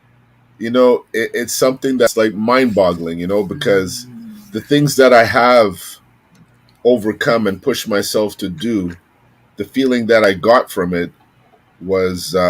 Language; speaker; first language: English; native; English